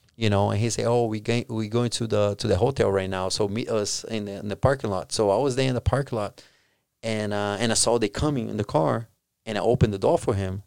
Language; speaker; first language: English; non-native, fluent; Portuguese